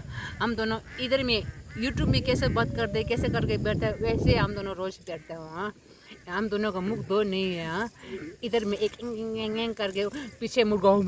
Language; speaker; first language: Hindi; non-native, local second language; Tibetan